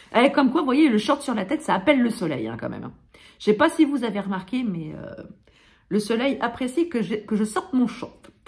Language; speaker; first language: French; native; French